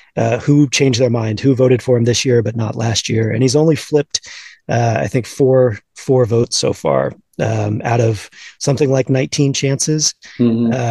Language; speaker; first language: English; native; English